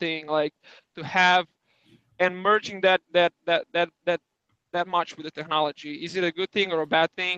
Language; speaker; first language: English; non-native, fluent; Serbian